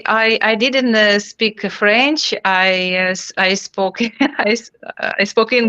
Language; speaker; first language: English; non-native, learner; Ukrainian